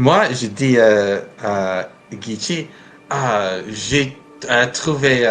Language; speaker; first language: French; non-native, learner; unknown